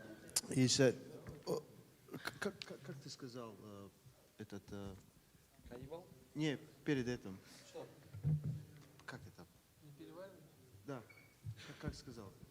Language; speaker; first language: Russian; non-native, fluent; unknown